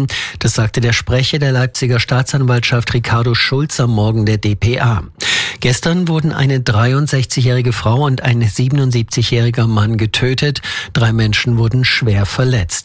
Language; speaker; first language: German; native; German